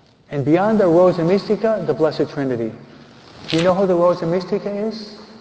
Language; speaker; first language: English; native; English